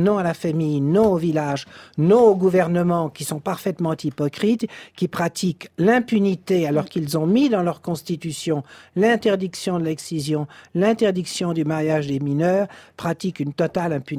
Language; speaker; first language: French; native; French